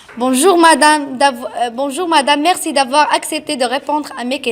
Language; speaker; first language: French; non-native, learner; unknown